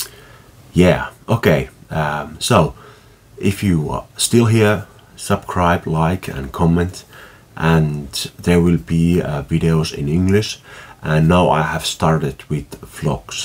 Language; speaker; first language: English; non-native, fluent; Finnish